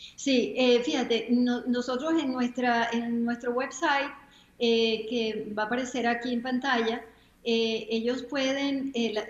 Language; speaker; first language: Spanish; native; Spanish